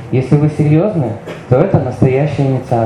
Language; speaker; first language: Russian; native; Russian